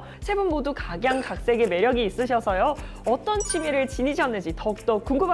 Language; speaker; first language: Korean; native; Korean